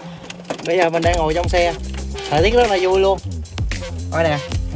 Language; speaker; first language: Vietnamese; native; Vietnamese